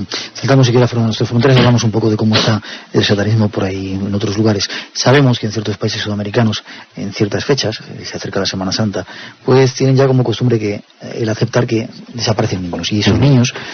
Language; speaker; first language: Spanish; native; Spanish